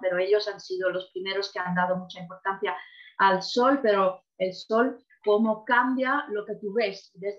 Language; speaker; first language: Spanish; non-native, fluent; Italian